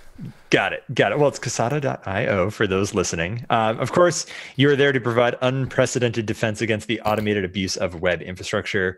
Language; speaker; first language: English; native; English